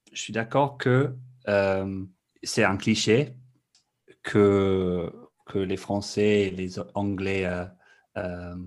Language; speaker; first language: French; non-native, fluent; English